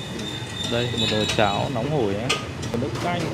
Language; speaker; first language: Vietnamese; native; Vietnamese